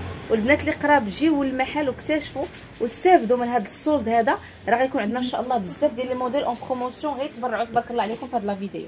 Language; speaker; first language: Arabic; native; Arabic